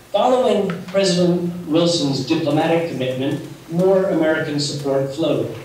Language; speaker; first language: English; native; English